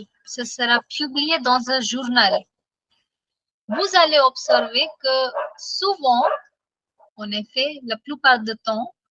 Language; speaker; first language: French; non-native, fluent; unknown